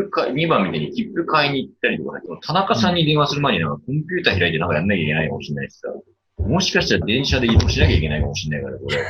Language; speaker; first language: Japanese; native; Japanese